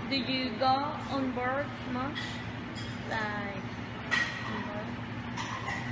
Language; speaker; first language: English; non-native, learner; Spanish